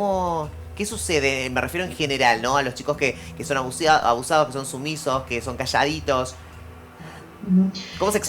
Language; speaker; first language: Spanish; native; Spanish